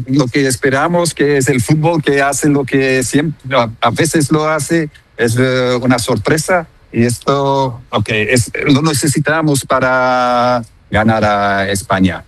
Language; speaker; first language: Spanish; non-native, fluent; Dutch